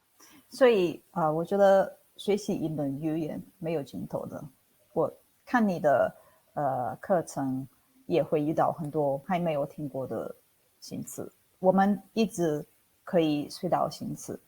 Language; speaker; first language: Chinese; non-native, fluent; Italian